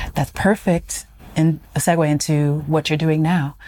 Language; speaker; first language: English; native; English